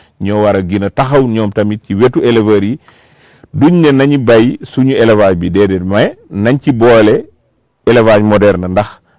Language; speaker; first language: Wolof; non-native, local second language; Fula